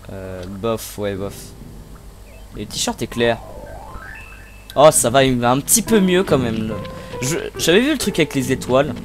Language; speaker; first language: French; native; French